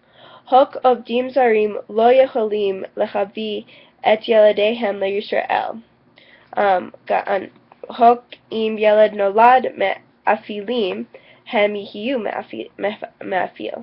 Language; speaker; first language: Hebrew; non-native, learner; English